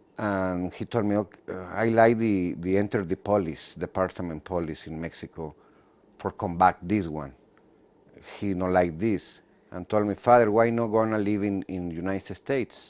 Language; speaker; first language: English; non-native, learner; Spanish